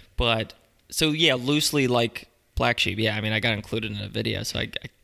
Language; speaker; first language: English; native; English